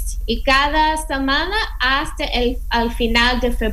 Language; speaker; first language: Spanish; non-native, fluent; English